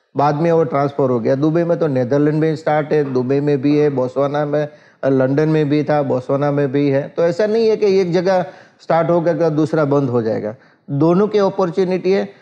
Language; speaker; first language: Hindi; non-native, local second language; Gujarati